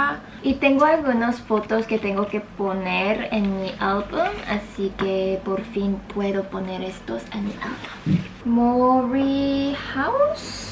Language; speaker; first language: Spanish; non-native, learner; Korean